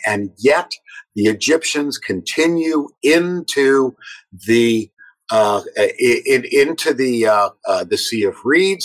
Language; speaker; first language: English; native; English